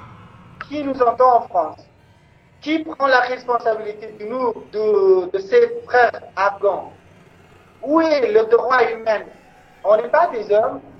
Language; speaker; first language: French; non-native, local second language; Persian